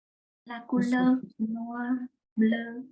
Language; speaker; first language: French; non-native, learner; Chinese